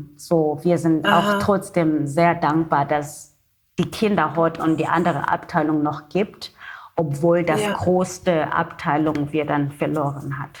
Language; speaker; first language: German; non-native, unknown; Xhosa